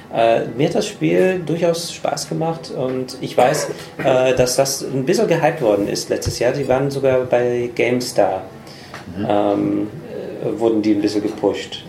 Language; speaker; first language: German; native; German